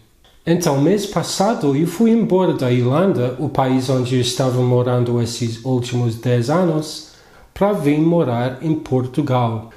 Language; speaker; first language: Portuguese; non-native, fluent; English